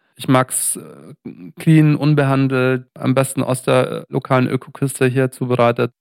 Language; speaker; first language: German; native; German